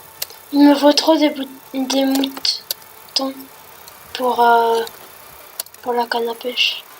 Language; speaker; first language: French; native; French